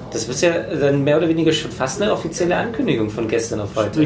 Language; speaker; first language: German; native; German